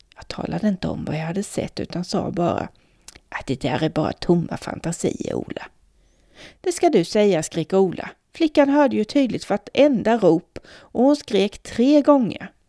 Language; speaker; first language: Swedish; native; Swedish